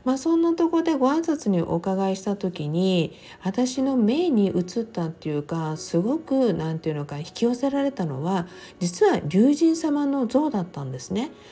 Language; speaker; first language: Japanese; native; Japanese